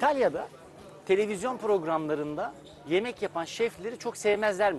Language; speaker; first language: Turkish; native; Turkish